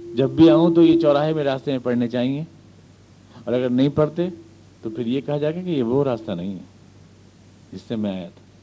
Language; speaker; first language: Urdu; native; Urdu